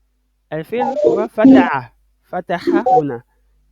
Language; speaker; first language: Arabic; non-native, fluent; French